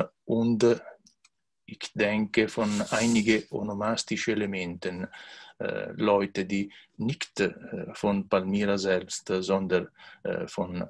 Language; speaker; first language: German; non-native, learner; Italian